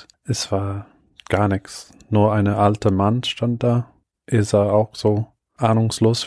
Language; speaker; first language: German; non-native, fluent; English